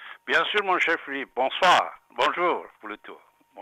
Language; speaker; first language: French; non-native, fluent; Persian